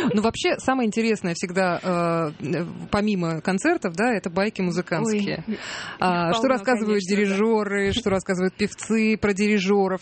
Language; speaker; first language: Russian; native; Russian